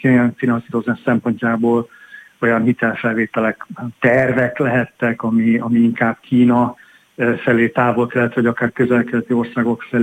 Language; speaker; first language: Hungarian; native; Hungarian